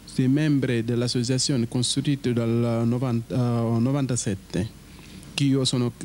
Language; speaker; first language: Italian; non-native, learner; Wolof